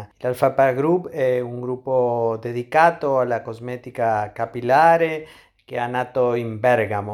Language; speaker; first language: Italian; non-native, learner; Spanish